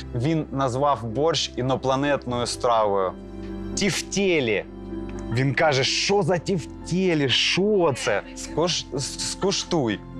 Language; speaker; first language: Ukrainian; native; Ukrainian